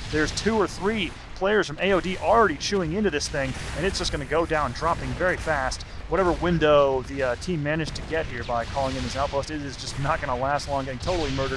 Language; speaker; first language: English; native; English